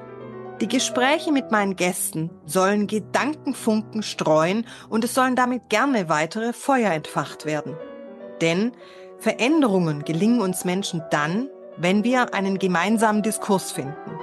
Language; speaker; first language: German; native; German